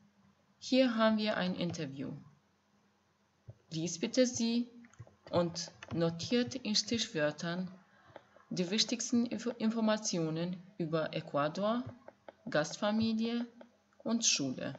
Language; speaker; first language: German; non-native, fluent; Albanian